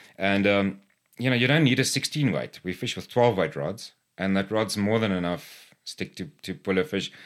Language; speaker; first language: English; non-native, local second language; Afrikaans